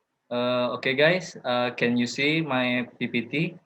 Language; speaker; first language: English; non-native, learner; Indonesian